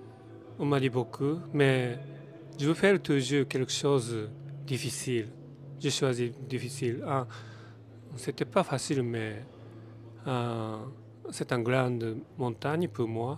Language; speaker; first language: French; non-native, learner; Japanese